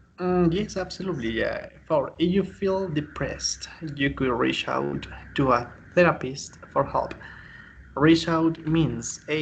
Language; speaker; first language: English; non-native, fluent; Spanish